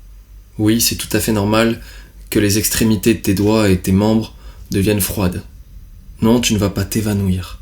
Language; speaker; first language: French; native; French